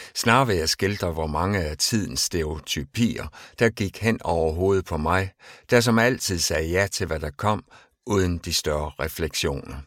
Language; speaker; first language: Danish; native; Danish